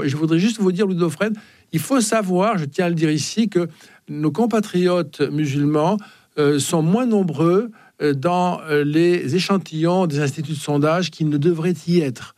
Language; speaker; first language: French; native; French